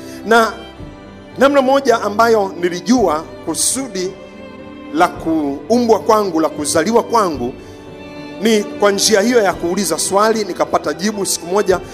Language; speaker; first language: Swahili; non-native, local second language; Masai